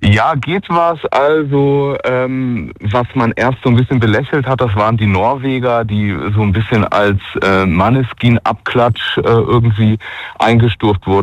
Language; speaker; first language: German; native; German